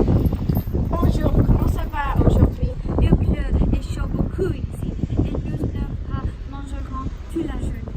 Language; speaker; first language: French; non-native, learner; English